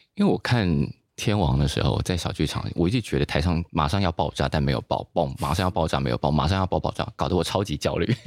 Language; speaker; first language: Chinese; native; Chinese